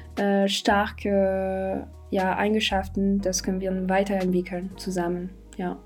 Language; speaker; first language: German; non-native, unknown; French